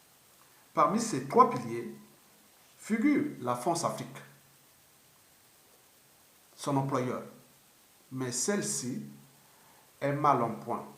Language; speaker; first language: French; non-native, local second language; Lingala